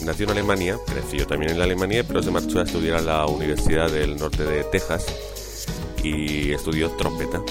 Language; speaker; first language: Spanish; native; Spanish